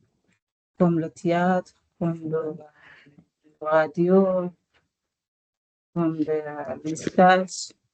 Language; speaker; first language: French; non-native, learner; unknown